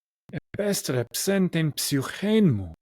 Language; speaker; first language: Greek; non-native, learner; English